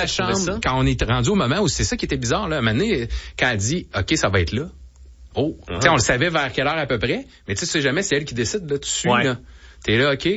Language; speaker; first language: French; native; French